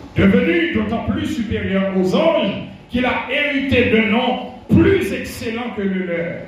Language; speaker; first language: French; non-native, local second language; Haitian Creole